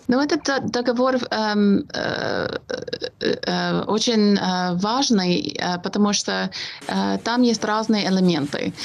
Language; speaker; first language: Russian; non-native, fluent; English